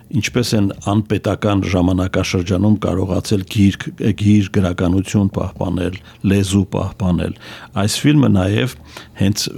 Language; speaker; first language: Armenian; native; Armenian